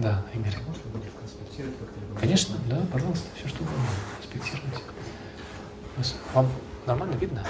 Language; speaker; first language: Russian; native; Russian